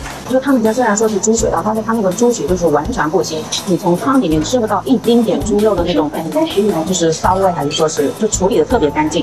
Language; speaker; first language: Chinese; native; Chinese